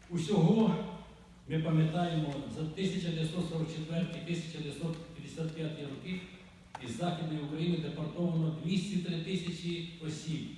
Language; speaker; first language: Ukrainian; native; Ukrainian